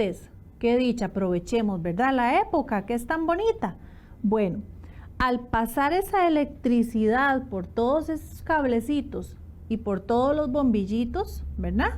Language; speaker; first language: Spanish; native; Spanish